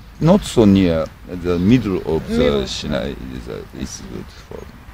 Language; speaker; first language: English; non-native, learner; Japanese